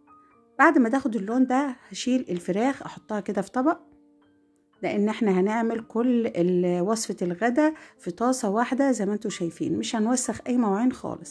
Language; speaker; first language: Arabic; native; Arabic